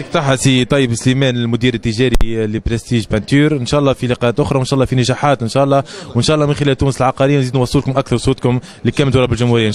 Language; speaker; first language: Arabic; native; Arabic